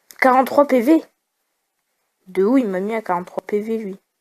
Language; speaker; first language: French; native; French